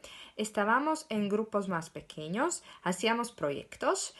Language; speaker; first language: Spanish; non-native, learner; Slovak